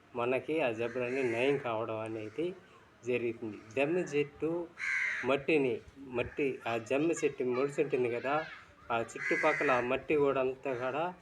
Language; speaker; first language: Telugu; native; Telugu